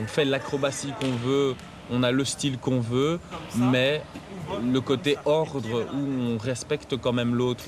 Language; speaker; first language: French; early bilingual, other home language; Lingala